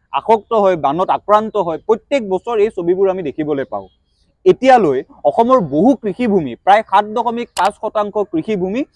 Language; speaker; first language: Assamese; native; Assamese